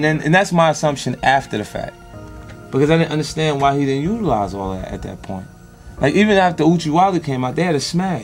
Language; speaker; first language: English; native; English